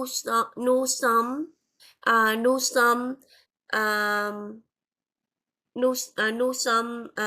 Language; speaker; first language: French; non-native, learner; Vietnamese